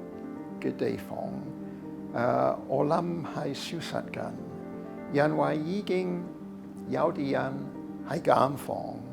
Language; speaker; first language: Cantonese; non-native, learner; English